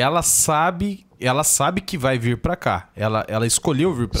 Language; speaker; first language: Portuguese; native; Portuguese